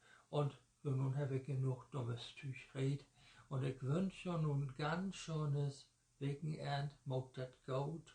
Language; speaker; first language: German; native; German